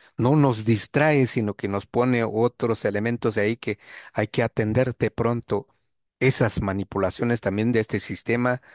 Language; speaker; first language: Spanish; non-native, local second language; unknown